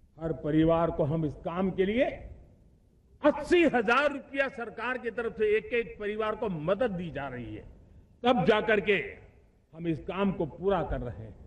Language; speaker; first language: Hindi; non-native, local second language; Gujarati